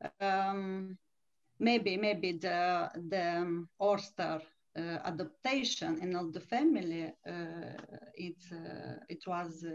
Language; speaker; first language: English; non-native, learner; Romanian